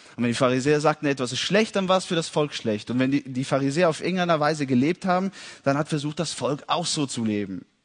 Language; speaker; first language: German; early bilingual, heritage; German